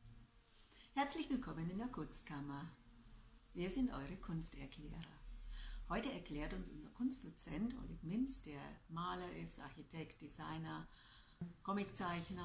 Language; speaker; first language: German; native; German